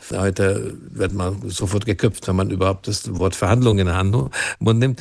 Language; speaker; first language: German; non-native, fluent; Hungarian